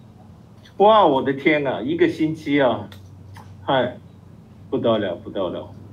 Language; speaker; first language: Chinese; non-native, fluent; Japanese